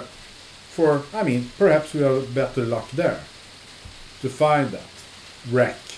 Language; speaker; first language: English; non-native, fluent; Swedish